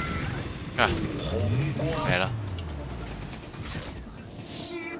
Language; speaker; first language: Chinese; native; Chinese